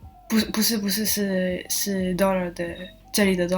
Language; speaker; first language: Chinese; non-native, learner; French